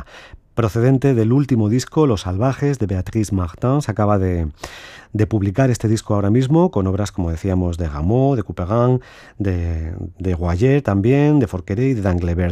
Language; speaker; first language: Spanish; native; Spanish